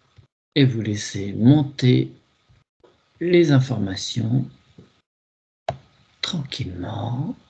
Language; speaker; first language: French; native; French